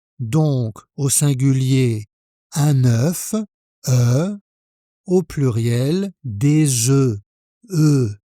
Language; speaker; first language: French; native; French